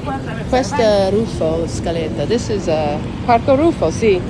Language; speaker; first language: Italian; non-native, learner; English